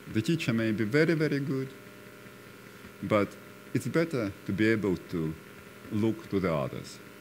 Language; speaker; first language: English; non-native, fluent; Russian